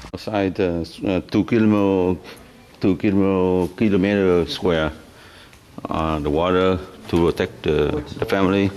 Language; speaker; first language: English; non-native, learner; Vietnamese